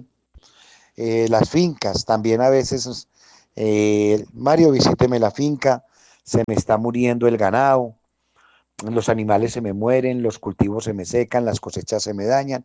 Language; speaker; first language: Spanish; native; Spanish